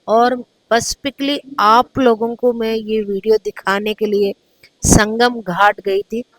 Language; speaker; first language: Hindi; non-native, local second language; Telugu